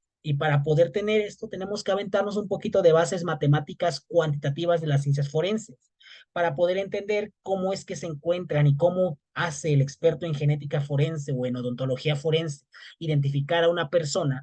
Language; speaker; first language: Spanish; native; Spanish